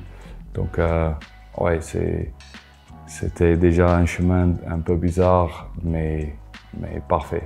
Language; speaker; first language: French; non-native, fluent; Afrikaans